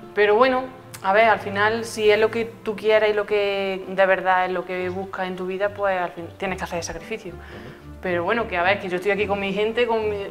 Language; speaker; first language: Spanish; native; Spanish